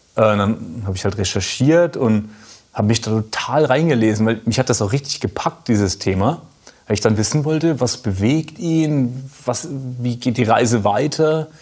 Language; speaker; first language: German; native; German